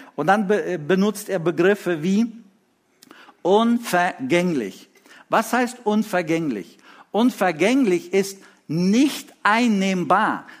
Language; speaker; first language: German; early bilingual, other home language; Russian